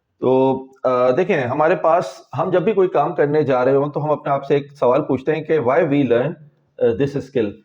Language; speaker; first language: Urdu; native; Urdu